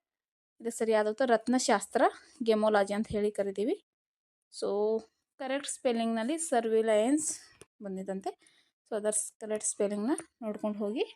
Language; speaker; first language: Kannada; native; Kannada